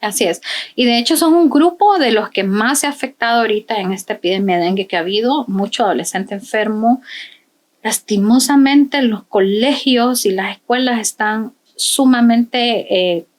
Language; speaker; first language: Spanish; native; Spanish